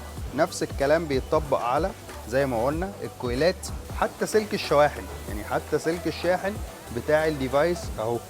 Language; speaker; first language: Arabic; native; Arabic